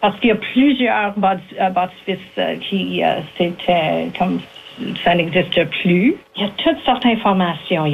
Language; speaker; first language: French; native; French